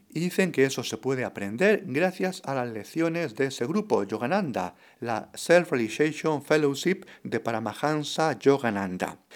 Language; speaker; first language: Spanish; native; Spanish